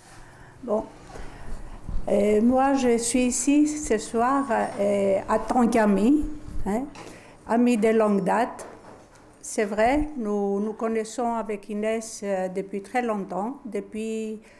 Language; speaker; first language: French; non-native, fluent; Greek